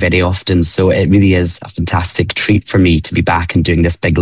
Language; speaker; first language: English; native; English